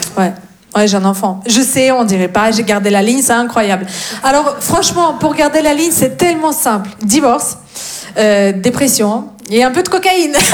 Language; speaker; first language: French; non-native, fluent; Russian